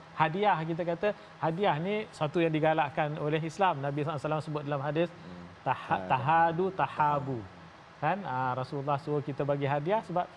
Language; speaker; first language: Malay; native; Malay